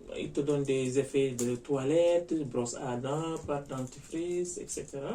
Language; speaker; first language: French; non-native, local second language; Wolof